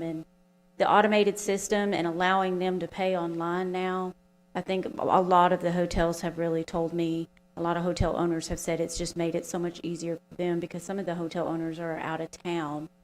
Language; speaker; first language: English; native; English